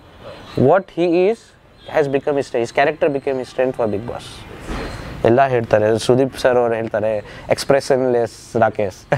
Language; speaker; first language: Kannada; non-native, learner; Nepali